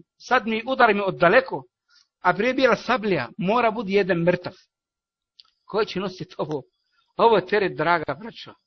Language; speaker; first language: Bosnian; non-native, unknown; Arabic